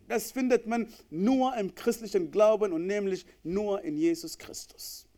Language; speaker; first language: German; non-native, fluent; Arabic